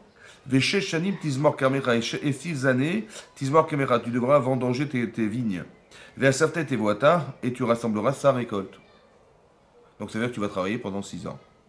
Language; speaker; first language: French; native; French